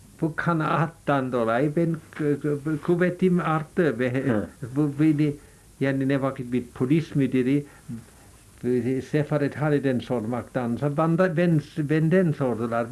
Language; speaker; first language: Turkish; non-native, fluent; English